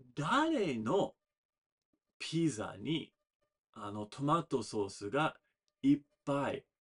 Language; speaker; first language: Japanese; non-native, fluent; English